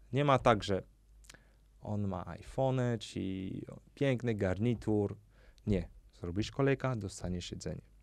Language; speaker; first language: Polish; non-native, fluent; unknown